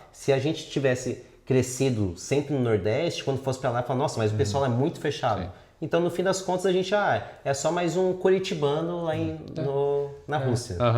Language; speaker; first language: Portuguese; native; Portuguese